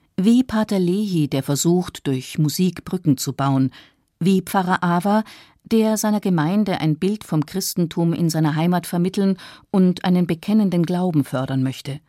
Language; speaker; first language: German; native; German